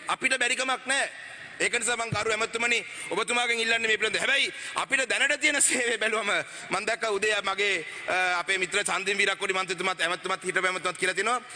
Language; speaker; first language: Sinhala; non-native, local second language; Tamil